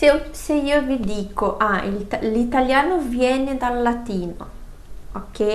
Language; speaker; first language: Italian; non-native, fluent; Portuguese